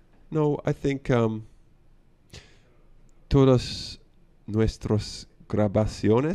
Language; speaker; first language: Spanish; non-native, learner; English